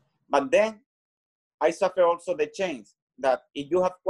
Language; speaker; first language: English; non-native, learner; Spanish